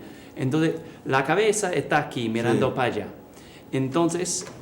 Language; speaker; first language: Spanish; early bilingual, heritage; English